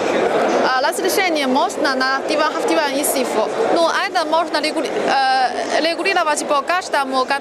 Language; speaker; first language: Russian; non-native, learner; Chinese